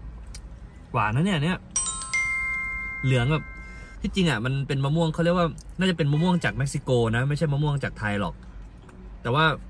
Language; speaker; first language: Thai; native; Thai